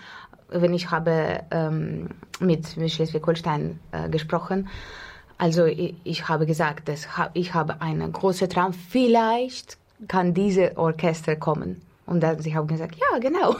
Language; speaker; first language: German; non-native, learner; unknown